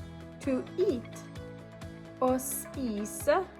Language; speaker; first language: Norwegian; non-native, learner; English